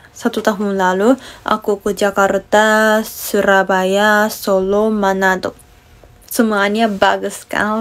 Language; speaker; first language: Indonesian; non-native, learner; Japanese